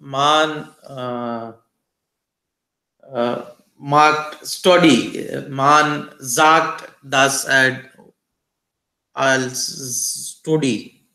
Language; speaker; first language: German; non-native, learner; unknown